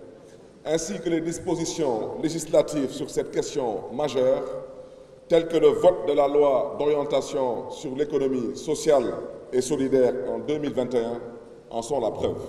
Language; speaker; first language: French; non-native, local second language; Wolof